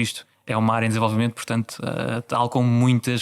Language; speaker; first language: Portuguese; native; Portuguese